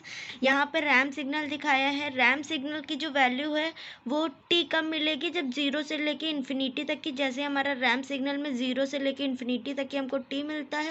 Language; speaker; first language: Hindi; native; Hindi